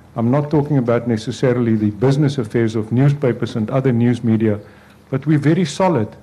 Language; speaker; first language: English; non-native, local second language; Afrikaans